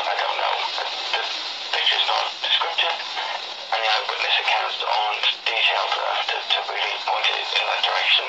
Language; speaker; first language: English; native; English